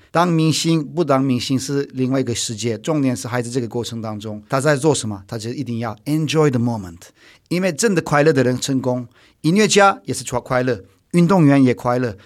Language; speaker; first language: Chinese; non-native, fluent; Turkish